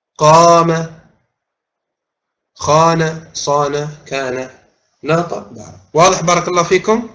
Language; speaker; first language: Arabic; non-native, fluent; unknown